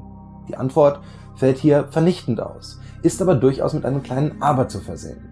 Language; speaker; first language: German; native; German